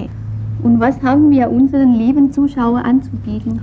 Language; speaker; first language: German; non-native, fluent; Thai